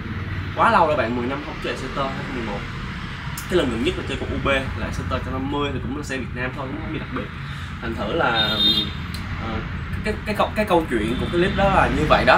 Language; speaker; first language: Vietnamese; native; Vietnamese